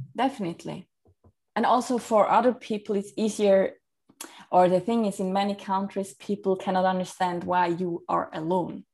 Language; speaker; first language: English; non-native, fluent; Swiss German